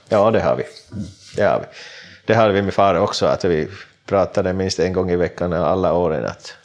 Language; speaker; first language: Swedish; non-native, local second language; Finnish